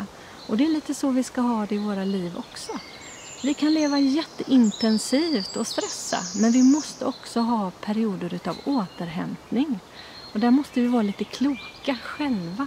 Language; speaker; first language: Swedish; native; Swedish